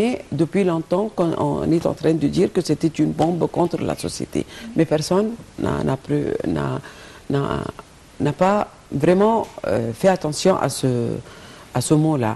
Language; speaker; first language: French; non-native, fluent; Arabic